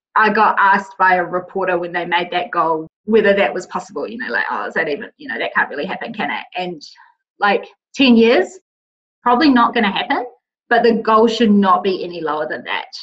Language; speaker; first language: English; native; English